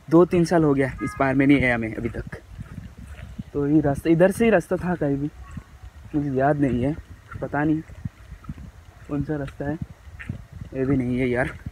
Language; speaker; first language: Hindi; non-native, local second language; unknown